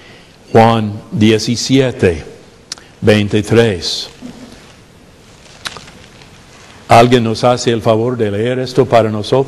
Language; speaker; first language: Spanish; non-native, fluent; English